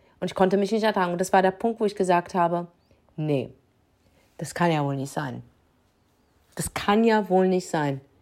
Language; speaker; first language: German; early bilingual, other home language; Arabic